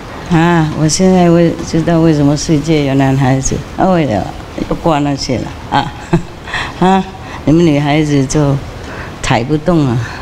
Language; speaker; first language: Chinese; non-native, fluent; Vietnamese